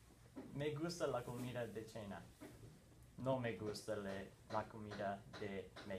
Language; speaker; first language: Spanish; non-native, learner; English